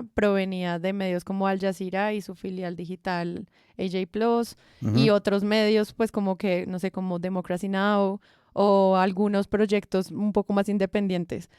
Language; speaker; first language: Spanish; native; Spanish